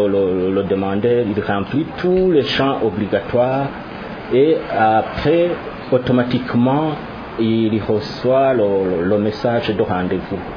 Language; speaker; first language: French; non-native, local second language; Rundi